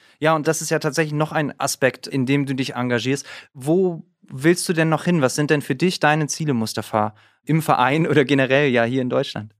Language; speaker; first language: German; native; German